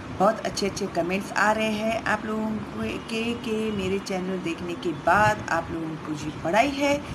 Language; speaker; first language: Hindi; non-native, local second language; Marathi